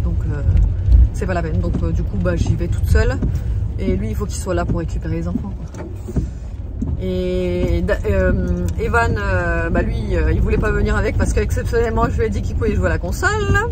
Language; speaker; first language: French; native; French